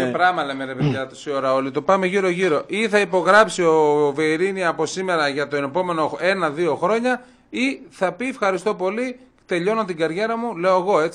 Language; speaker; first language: Greek; native; Greek